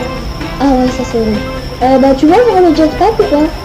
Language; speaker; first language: French; native; French